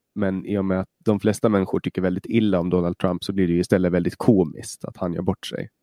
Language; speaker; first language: Swedish; native; Swedish